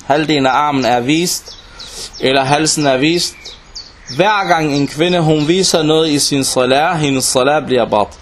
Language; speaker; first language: Danish; non-native, local second language; Arabic